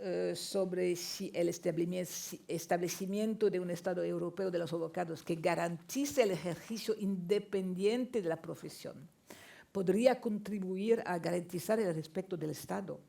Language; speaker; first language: Spanish; non-native, fluent; French